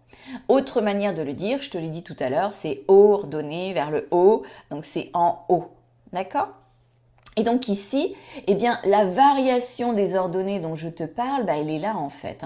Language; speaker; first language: French; native; French